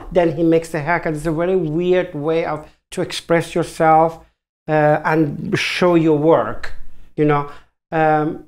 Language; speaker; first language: English; non-native, fluent; German